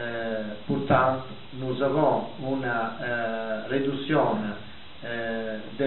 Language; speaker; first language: French; non-native, fluent; Italian